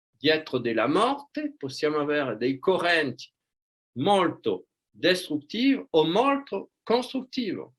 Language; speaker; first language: Italian; non-native, fluent; French